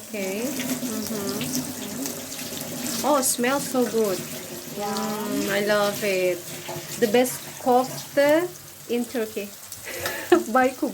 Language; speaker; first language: English; non-native, fluent; Indonesian